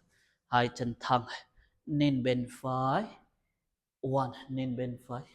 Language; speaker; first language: Vietnamese; non-native, learner; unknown